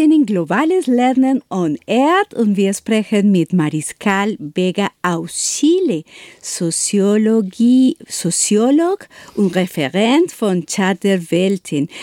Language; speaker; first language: German; non-native, learner; Spanish